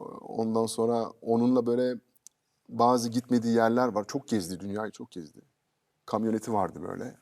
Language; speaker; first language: Turkish; early bilingual, heritage; Turkish